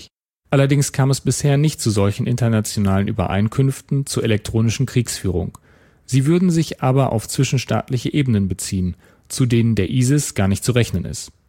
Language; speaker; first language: German; native; German